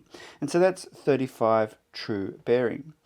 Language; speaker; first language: English; native; English